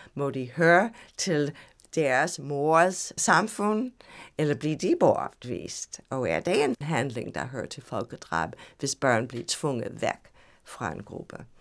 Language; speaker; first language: Danish; non-native, fluent; English